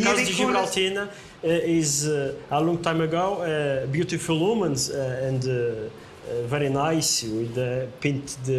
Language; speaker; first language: English; non-native, learner; Portuguese